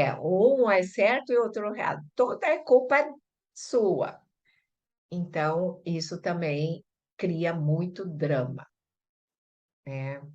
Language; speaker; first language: Portuguese; early bilingual, other home language; Chinese